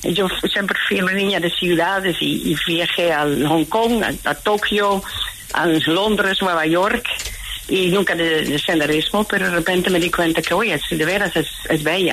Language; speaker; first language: Spanish; non-native, fluent; Dutch